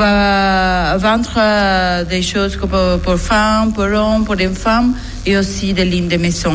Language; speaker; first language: French; non-native, learner; Spanish